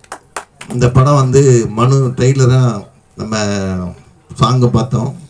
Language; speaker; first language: Tamil; native; Tamil